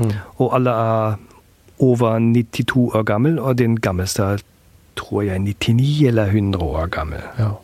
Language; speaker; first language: Norwegian; early bilingual, heritage; German